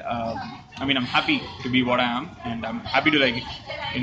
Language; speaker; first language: English; non-native, local second language; Tamil